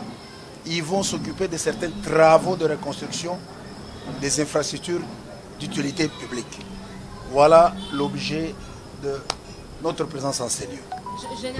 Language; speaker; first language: French; non-native, local second language; Lingala